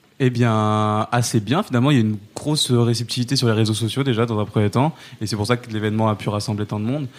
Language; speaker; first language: French; native; French